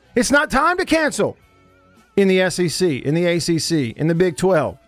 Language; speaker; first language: English; native; English